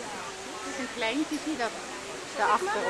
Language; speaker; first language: Dutch; native; Dutch